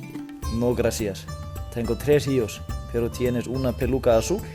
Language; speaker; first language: Spanish; non-native, learner; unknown